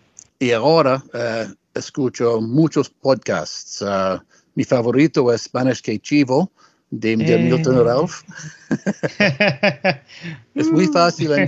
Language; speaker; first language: Spanish; non-native, learner; English